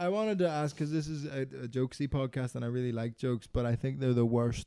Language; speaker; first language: English; native; English